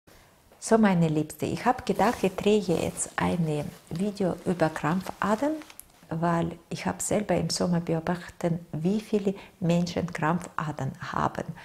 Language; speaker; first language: German; non-native, fluent; Russian